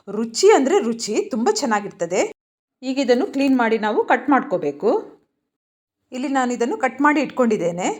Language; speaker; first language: Kannada; non-native, local second language; Tulu